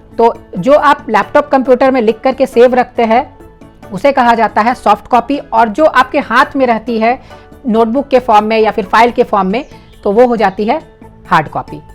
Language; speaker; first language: Hindi; native; Hindi